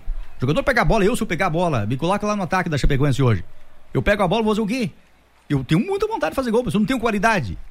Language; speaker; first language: Portuguese; native; Portuguese